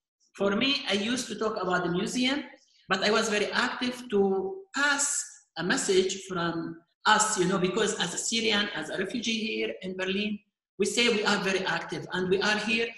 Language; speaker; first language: English; non-native, fluent; Arabic